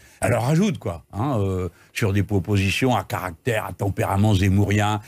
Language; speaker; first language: French; native; French